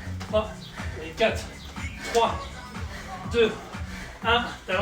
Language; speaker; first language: French; native; French